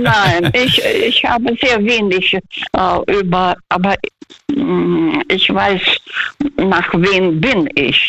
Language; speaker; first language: German; non-native, fluent; Russian